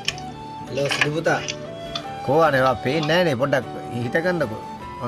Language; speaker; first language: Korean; non-native, learner; Sinhala